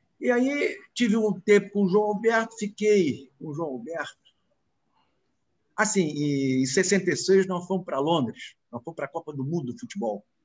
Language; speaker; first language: Portuguese; native; Portuguese